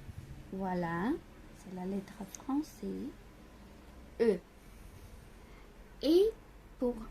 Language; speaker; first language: French; non-native, fluent; Bulgarian